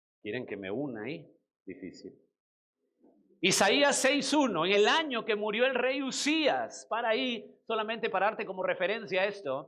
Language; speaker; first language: Spanish; native; Spanish